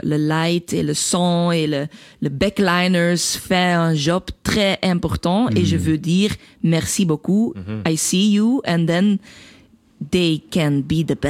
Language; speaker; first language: French; non-native, local second language; Dutch